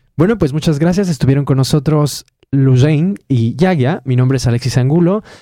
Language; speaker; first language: Spanish; native; Spanish